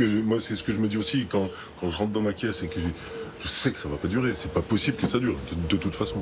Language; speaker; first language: French; native; French